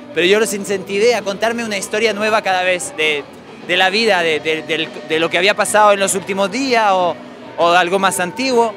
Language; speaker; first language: Spanish; non-native, fluent; French